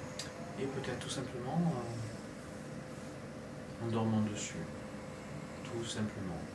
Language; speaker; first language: French; native; French